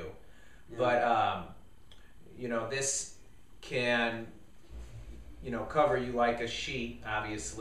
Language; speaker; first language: English; native; English